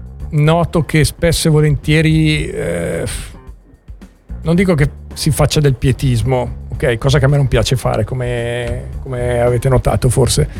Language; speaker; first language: Italian; native; Italian